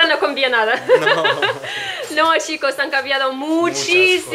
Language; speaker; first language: Spanish; non-native, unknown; Russian